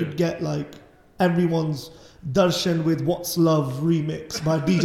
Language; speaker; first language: English; native; English